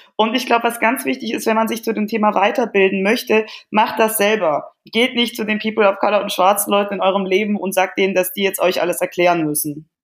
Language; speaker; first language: German; early bilingual, other home language; Polish